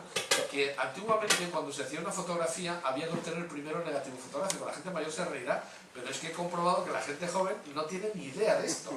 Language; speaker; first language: Spanish; native; Spanish